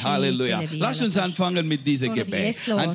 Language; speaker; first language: German; non-native, learner; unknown